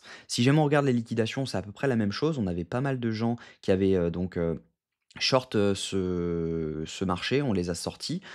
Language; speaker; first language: French; native; French